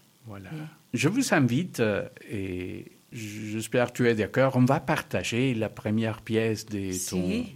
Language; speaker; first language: French; non-native, learner; Spanish